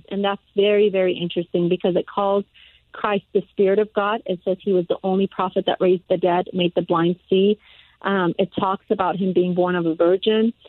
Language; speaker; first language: English; early bilingual, other home language; Persian